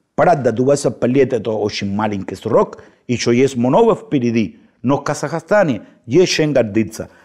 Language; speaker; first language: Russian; non-native, fluent; Spanish